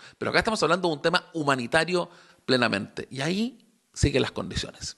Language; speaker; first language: Spanish; native; Spanish